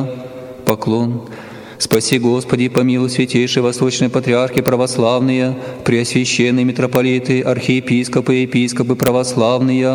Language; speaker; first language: Russian; native; Russian